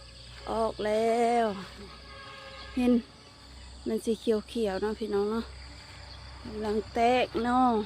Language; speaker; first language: Thai; non-native, local second language; Lao